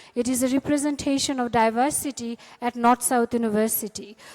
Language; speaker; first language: English; non-native, local second language; Bangla